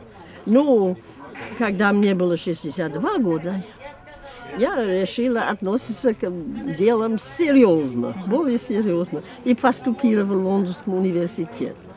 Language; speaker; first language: Russian; non-native, fluent; English